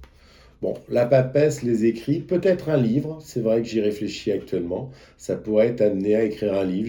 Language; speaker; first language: French; native; French